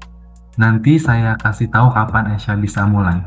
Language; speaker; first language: Indonesian; native; Indonesian